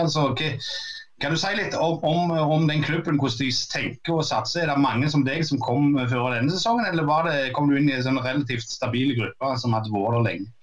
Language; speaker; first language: Norwegian; native; Norwegian